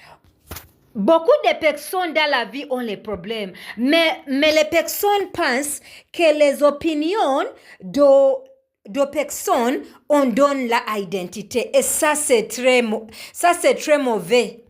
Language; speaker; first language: French; non-native, learner; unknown